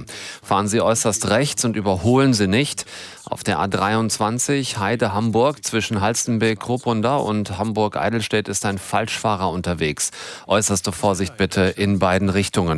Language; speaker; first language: German; native; German